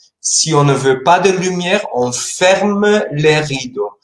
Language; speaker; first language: French; non-native, fluent; Spanish